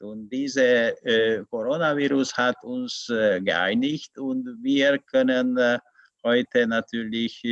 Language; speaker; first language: German; non-native, learner; Hungarian